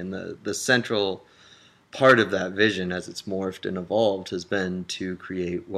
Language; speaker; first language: English; native; English